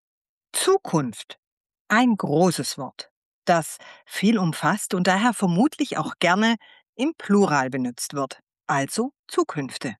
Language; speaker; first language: German; native; German